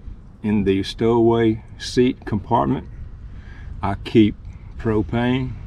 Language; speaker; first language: English; native; English